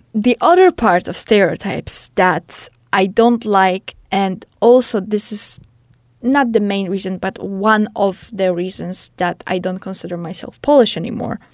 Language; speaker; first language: English; non-native, fluent; Polish